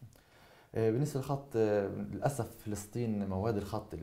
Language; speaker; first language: Arabic; native; Arabic